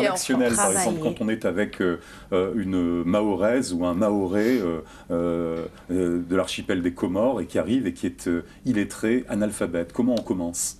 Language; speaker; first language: French; native; French